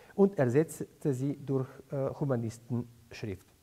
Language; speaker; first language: German; non-native, fluent; Slovenian